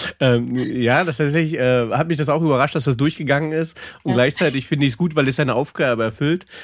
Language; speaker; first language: German; native; German